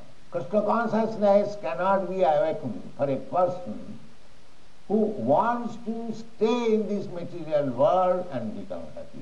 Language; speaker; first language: English; non-native, local second language; Bangla